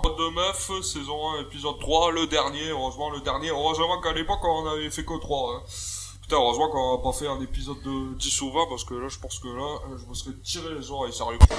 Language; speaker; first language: French; native; French